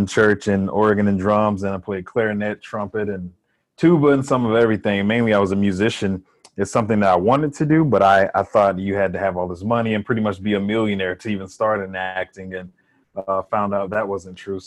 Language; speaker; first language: English; native; English